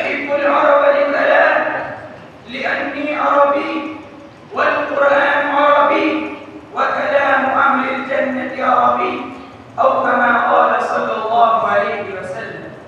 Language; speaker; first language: Arabic; non-native, learner; Urdu